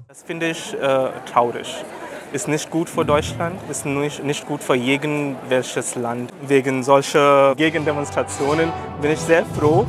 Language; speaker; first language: German; non-native, learner; Hindi